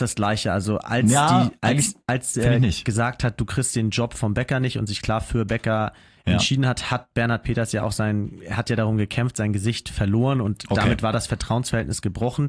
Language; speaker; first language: German; native; German